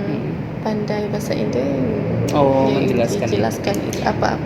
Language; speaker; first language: Indonesian; non-native, learner; Malay